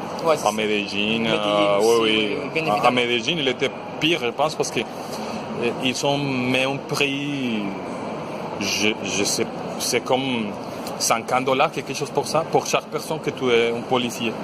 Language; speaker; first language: French; non-native, fluent; Spanish